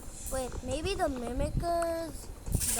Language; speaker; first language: English; non-native, local second language; Filipino